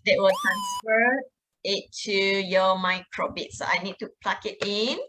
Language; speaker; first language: English; non-native, local second language; Malay